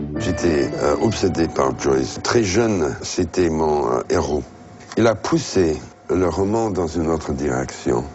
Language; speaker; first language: French; non-native, fluent; English